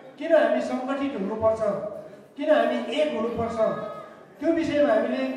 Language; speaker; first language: Nepali; native; Nepali